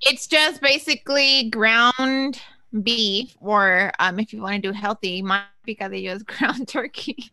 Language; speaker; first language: English; early bilingual, other home language; Spanish